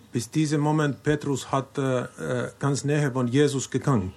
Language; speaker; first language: German; non-native, learner; Finnish